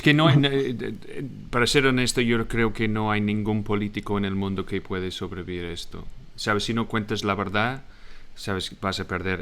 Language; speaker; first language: Spanish; non-native, fluent; English